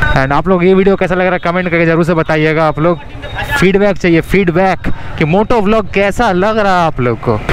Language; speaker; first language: Hindi; non-native, local second language; Bangla